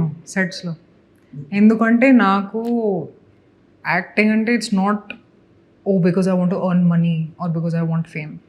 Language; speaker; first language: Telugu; non-native, fluent; Hindi